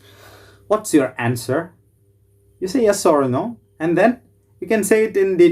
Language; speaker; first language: English; non-native, local second language; Malayalam